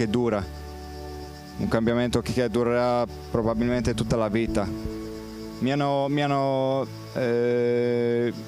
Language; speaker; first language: Italian; non-native, fluent; Polish